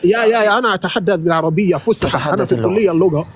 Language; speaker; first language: Arabic; non-native, fluent; Yoruba